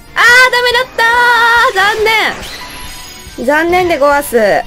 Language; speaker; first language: Japanese; native; Japanese